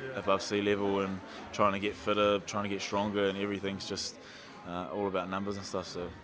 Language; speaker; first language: English; native; English